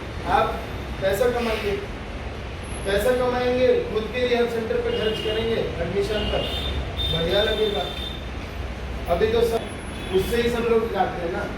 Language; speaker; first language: Hindi; native; Hindi